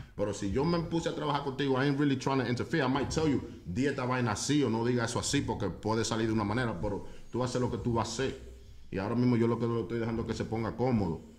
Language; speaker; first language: Spanish; native; Spanish